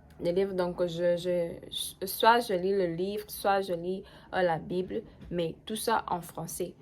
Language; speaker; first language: French; non-native, fluent; Portuguese